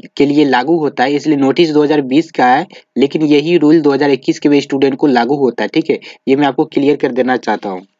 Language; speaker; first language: Hindi; native; Hindi